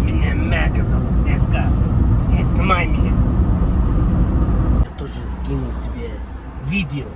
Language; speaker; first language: Russian; non-native, learner; Turkmen